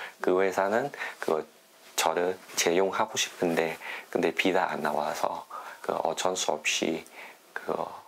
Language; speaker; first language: Korean; non-native, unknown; Nepali